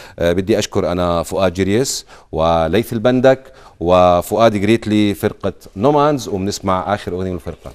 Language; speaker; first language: Arabic; native; Arabic